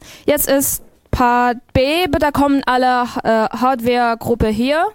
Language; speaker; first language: German; non-native, learner; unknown